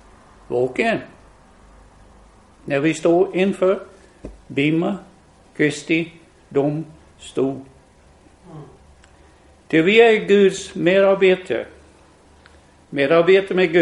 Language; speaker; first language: Swedish; non-native, fluent; English